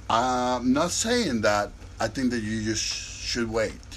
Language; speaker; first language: English; non-native, fluent; Spanish